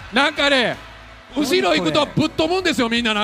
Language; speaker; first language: Japanese; native; Japanese